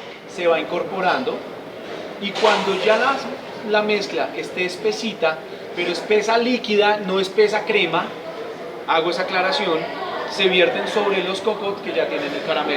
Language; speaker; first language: Spanish; native; Spanish